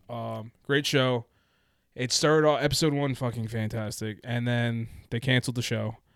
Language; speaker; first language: English; native; English